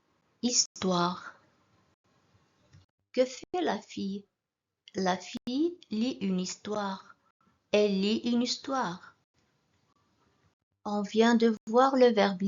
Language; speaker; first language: French; non-native, local second language; Arabic